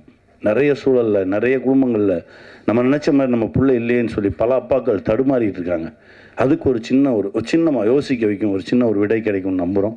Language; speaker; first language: Tamil; native; Tamil